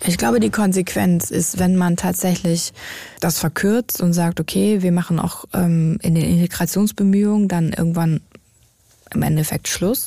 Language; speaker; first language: German; native; German